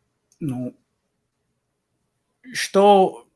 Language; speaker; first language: Russian; non-native, learner; English